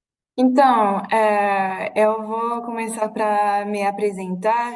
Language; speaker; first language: Portuguese; non-native, fluent; French